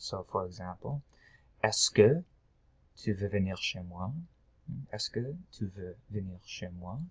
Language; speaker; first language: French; non-native, local second language; English